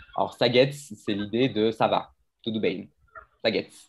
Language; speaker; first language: French; native; French